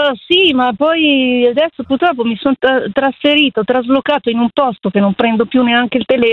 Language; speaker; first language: Italian; native; Italian